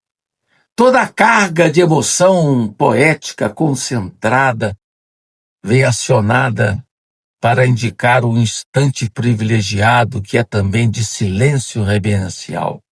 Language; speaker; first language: Portuguese; native; Portuguese